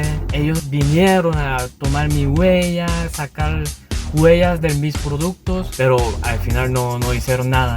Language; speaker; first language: Spanish; non-native, learner; Korean